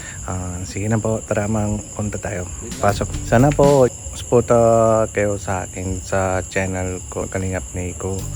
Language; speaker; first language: Filipino; non-native, learner; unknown